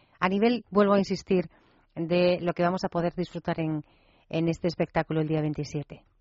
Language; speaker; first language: Spanish; native; Spanish